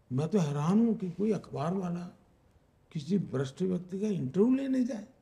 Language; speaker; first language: Hindi; non-native, local second language; Gujarati